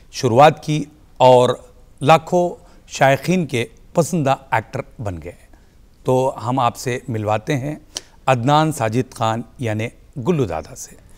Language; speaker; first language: Hindi; native; Hindi